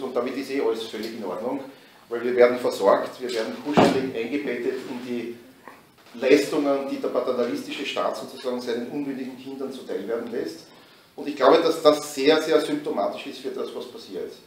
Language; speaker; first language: German; native; German